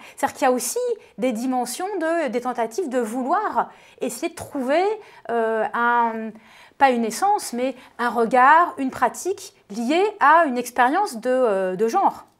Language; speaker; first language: French; native; French